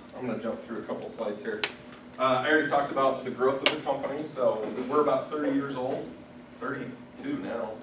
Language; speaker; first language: English; native; English